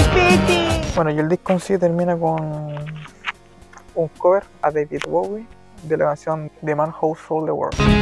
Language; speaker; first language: Spanish; native; Spanish